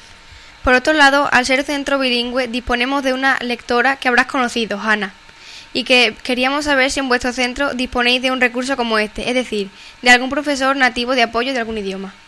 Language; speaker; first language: Spanish; native; Spanish